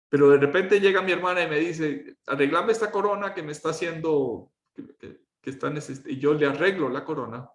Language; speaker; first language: Spanish; native; Spanish